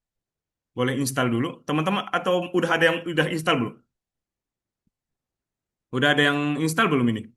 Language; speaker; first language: Indonesian; native; Indonesian